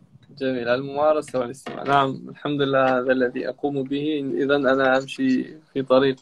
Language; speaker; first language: Arabic; non-native, fluent; Chechen